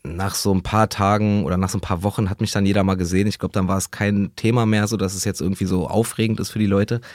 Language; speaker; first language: German; native; German